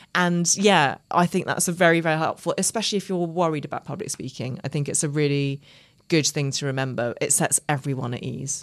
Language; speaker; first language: English; native; English